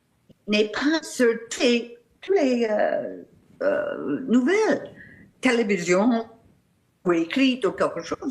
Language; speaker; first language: French; non-native, fluent; English